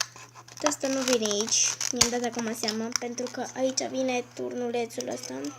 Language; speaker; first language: Romanian; native; Romanian